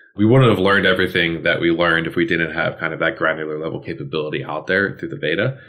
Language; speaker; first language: English; native; English